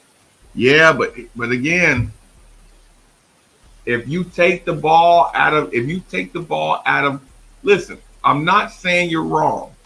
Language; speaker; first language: English; native; English